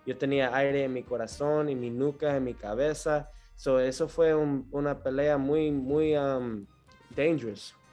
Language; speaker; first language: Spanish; early bilingual, heritage; Spanish